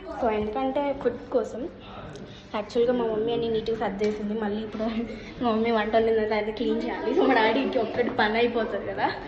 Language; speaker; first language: Telugu; early bilingual, heritage; Telugu